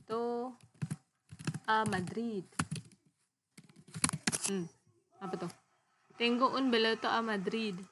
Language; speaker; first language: Spanish; non-native, learner; Indonesian